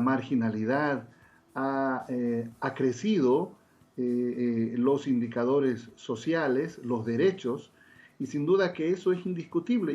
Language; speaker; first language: Spanish; native; Spanish